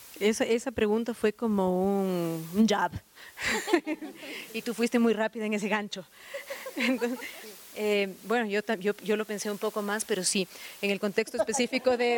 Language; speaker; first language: Spanish; native; Spanish